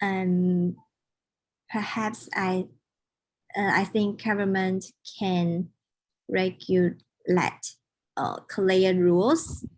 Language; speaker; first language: English; non-native, learner; Chinese